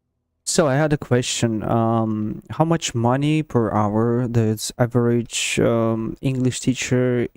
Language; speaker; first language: English; non-native, fluent; Russian